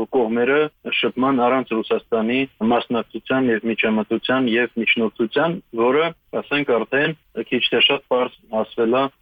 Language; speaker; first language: Armenian; native; Armenian